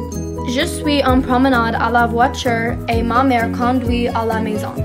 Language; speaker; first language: French; non-native, learner; English